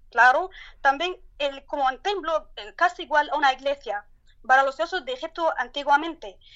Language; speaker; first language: Spanish; non-native, learner; Arabic